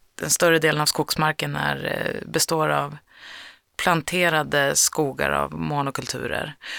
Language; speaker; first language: Swedish; native; Swedish